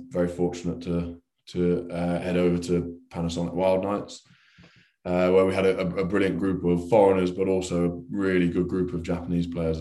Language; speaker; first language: English; native; English